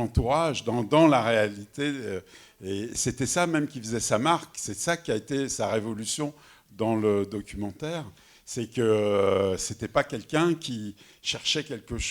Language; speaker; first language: French; native; French